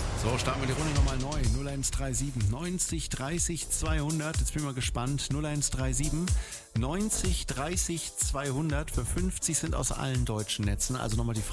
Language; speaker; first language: German; native; German